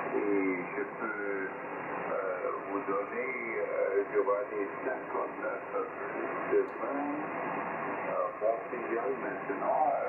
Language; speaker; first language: French; non-native, fluent; German